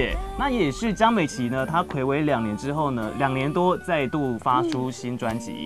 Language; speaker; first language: Chinese; native; Chinese